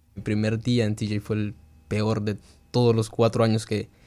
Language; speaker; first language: Spanish; native; Spanish